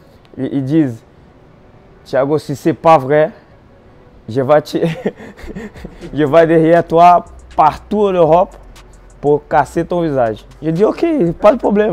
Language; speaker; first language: French; non-native, fluent; Portuguese